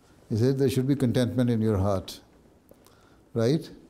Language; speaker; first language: English; non-native, local second language; Urdu